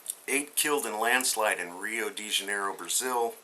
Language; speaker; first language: English; native; English